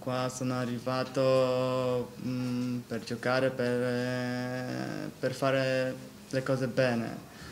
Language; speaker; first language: Italian; non-native, learner; Polish